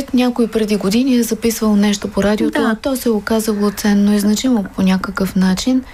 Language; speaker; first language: Bulgarian; native; Bulgarian